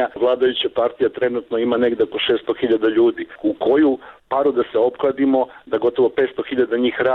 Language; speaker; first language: Serbian; native; Serbian